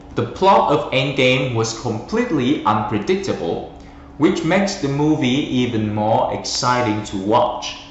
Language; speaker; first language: English; non-native, fluent; Vietnamese